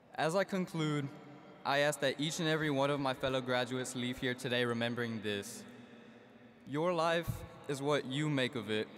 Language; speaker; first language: English; early bilingual, other home language; Spanish